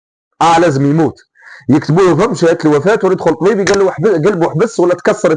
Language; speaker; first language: Arabic; native; Arabic